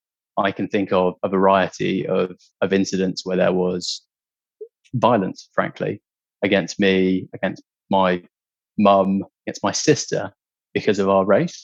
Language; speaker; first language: English; native; English